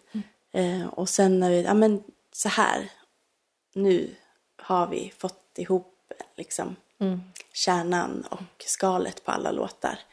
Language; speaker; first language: Swedish; native; Swedish